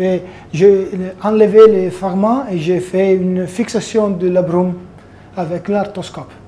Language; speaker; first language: French; non-native, fluent; Italian